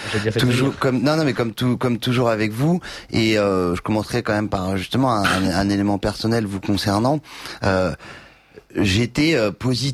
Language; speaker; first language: French; native; French